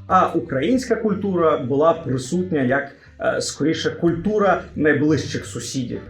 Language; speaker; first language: Ukrainian; non-native, local second language; Russian